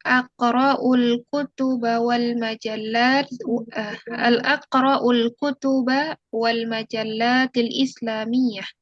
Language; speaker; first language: Arabic; non-native, fluent; Indonesian